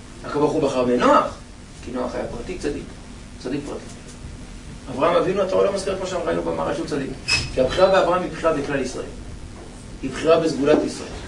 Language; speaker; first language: Hebrew; native; Hebrew